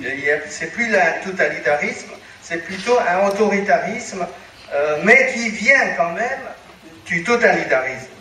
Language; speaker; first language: French; non-native, fluent; Chinese